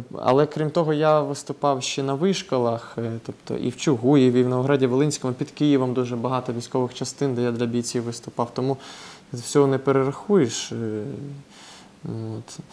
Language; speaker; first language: Ukrainian; non-native, local second language; Russian